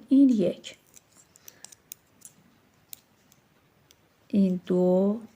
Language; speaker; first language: Persian; native; Persian